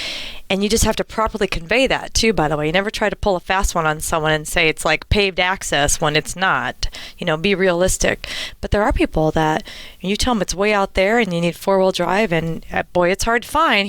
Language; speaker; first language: English; native; English